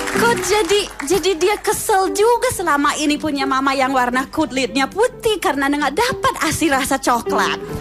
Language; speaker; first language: Indonesian; non-native, fluent; English